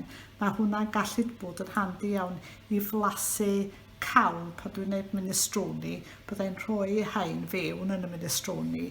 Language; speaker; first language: Welsh; native; Welsh